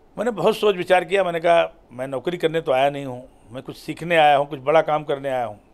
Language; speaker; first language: Hindi; native; Hindi